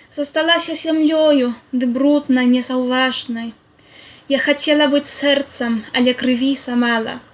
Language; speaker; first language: Belarusian; non-native, fluent; Spanish